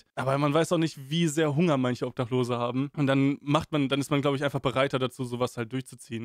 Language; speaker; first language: German; native; German